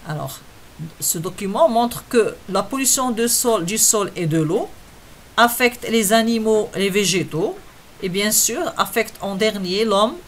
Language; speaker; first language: French; non-native, local second language; Arabic